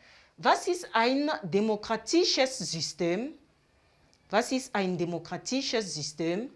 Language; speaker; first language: German; non-native, fluent; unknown